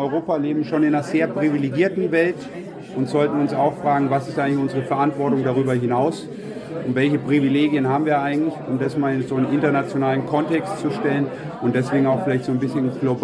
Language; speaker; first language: German; native; German